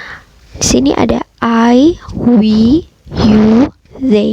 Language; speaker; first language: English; non-native, fluent; Indonesian